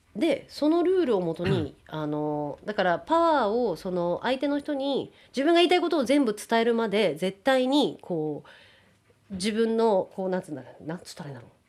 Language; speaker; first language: Japanese; native; Japanese